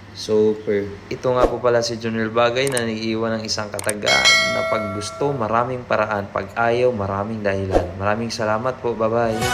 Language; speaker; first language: Filipino; non-native, local second language; Cebuano